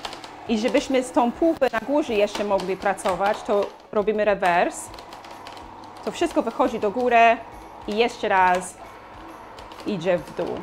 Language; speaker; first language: Polish; non-native, learner; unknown